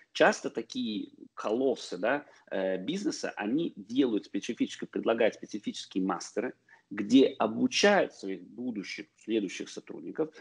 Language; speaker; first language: Russian; early bilingual, heritage; Russian